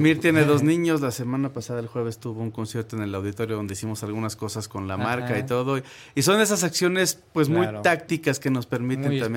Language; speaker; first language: Spanish; native; Spanish